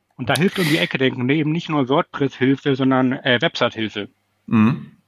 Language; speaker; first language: German; native; German